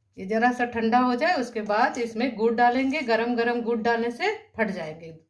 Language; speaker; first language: Hindi; native; Hindi